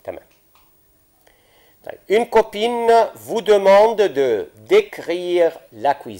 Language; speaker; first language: French; non-native, fluent; Arabic